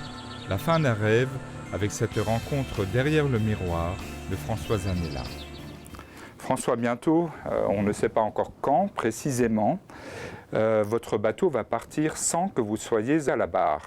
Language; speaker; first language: French; native; French